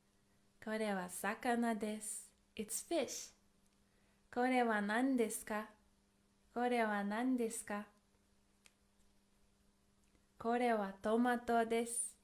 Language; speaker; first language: Japanese; non-native, fluent; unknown